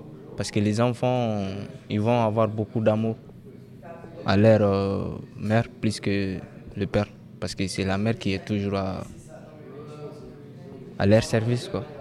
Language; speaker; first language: French; non-native, local second language; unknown